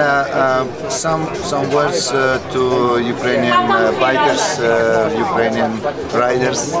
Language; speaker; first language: English; non-native, learner; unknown